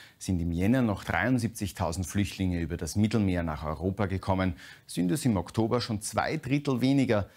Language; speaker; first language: German; native; German